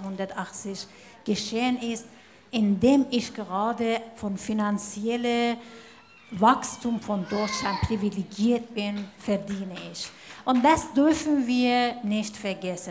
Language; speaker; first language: German; non-native, fluent; Persian